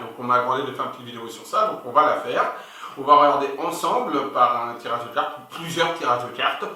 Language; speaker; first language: French; native; French